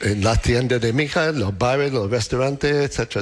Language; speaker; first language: Spanish; non-native, learner; English